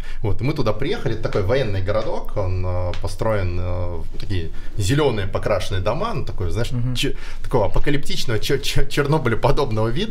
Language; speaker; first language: Russian; native; Russian